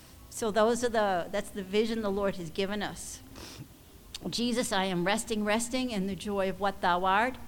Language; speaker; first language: English; native; English